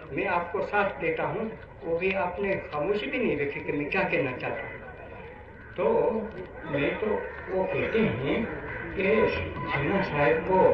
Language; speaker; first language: Hindi; non-native, local second language; Gujarati